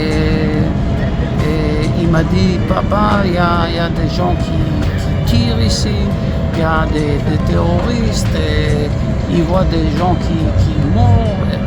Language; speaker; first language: French; non-native, learner; Hebrew